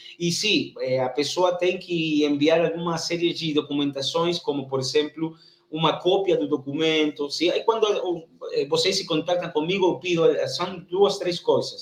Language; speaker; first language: Portuguese; non-native, learner; Spanish